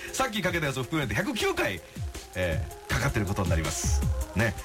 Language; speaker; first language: Japanese; native; Japanese